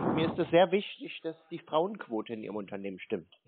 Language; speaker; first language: German; native; German